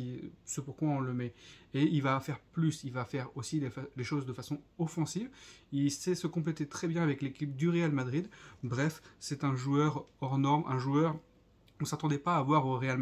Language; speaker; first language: French; native; French